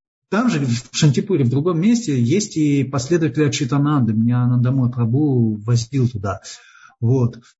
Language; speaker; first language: Russian; native; Russian